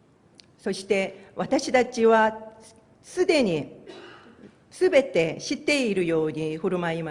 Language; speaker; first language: Japanese; non-native, fluent; Korean